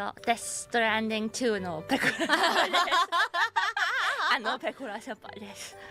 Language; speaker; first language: Japanese; non-native, fluent; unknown